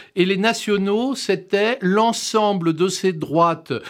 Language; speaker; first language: French; non-native, fluent; Russian